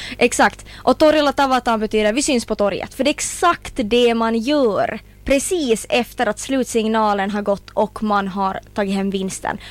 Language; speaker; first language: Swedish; native; Swedish